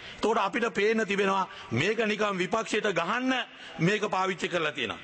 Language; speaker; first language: Sinhala; non-native, local second language; Tamil